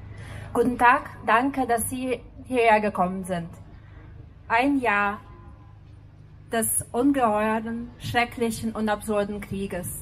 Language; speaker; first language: German; non-native, fluent; Russian